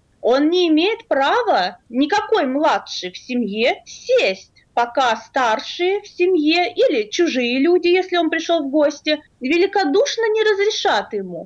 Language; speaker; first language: Russian; native; Russian